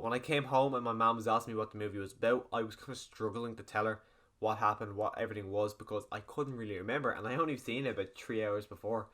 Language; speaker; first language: English; native; English